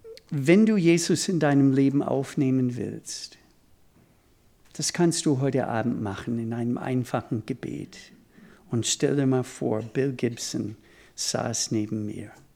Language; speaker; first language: German; non-native, fluent; English